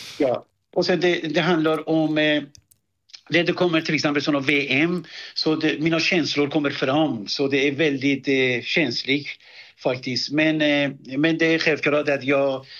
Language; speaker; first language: Swedish; non-native, fluent; Persian